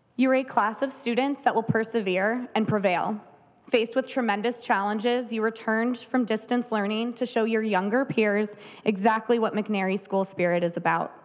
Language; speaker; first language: English; native; English